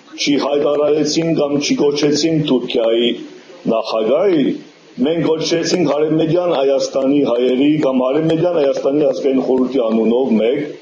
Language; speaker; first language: Armenian; early bilingual, heritage; Armenian